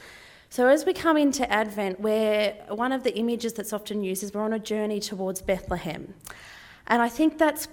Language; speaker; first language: English; native; English